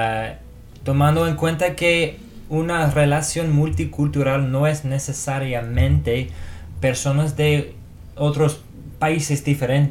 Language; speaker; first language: Spanish; non-native, fluent; English